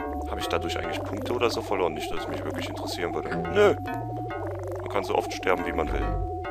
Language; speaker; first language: German; native; German